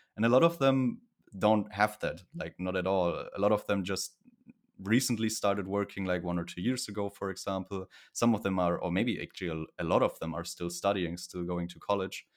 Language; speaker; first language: English; non-native, fluent; German